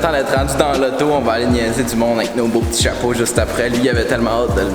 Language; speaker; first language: French; native; French